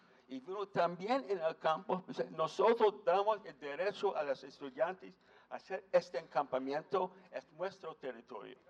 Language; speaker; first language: Spanish; non-native, fluent; English